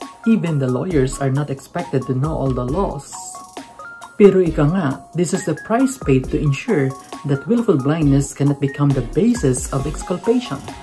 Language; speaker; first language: English; non-native, local second language; Filipino